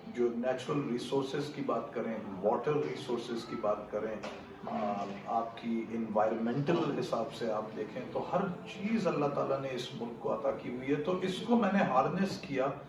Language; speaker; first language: Urdu; native; Urdu